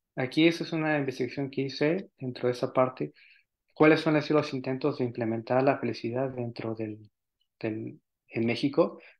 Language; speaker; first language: Spanish; native; Spanish